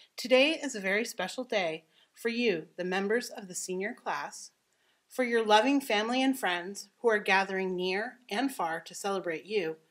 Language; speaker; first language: English; native; English